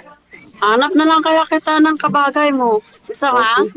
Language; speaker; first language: Filipino; non-native, local second language; Hiligaynon